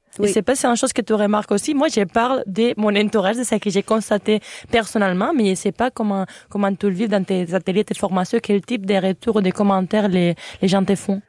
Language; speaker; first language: French; non-native, fluent; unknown